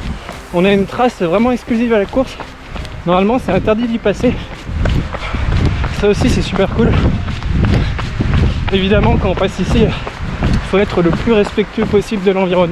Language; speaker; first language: French; native; French